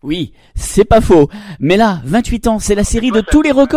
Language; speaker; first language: French; native; French